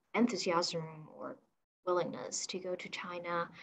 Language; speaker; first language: English; non-native, fluent; Chinese